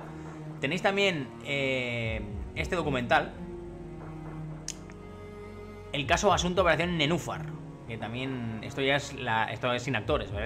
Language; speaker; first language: Spanish; native; Spanish